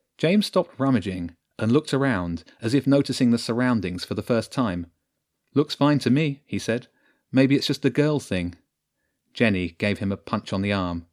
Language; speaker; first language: English; native; English